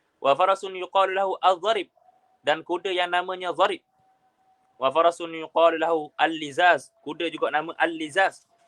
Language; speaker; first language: Malay; native; Malay